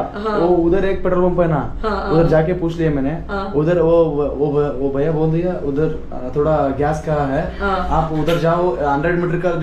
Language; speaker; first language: Hindi; non-native, local second language; Kannada